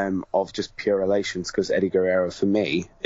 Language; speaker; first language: English; native; English